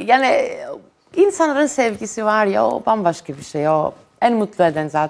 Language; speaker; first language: Turkish; non-native, fluent; Greek